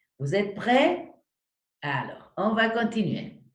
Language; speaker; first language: French; non-native, fluent; Spanish